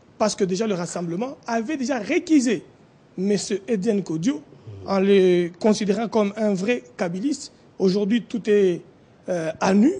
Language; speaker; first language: French; non-native, local second language; Lingala